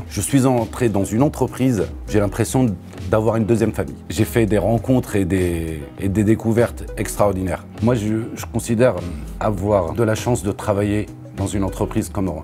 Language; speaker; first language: French; native; French